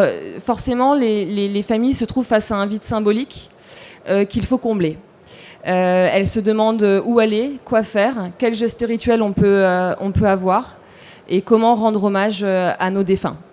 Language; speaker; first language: French; native; French